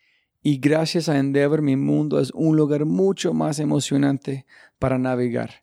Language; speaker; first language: Spanish; non-native, learner; English